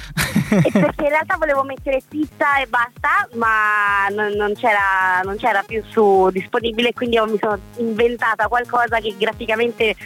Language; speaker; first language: Italian; native; Italian